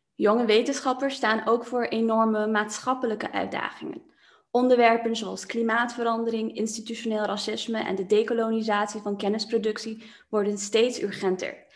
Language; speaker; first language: Dutch; non-native, local second language; Papiamento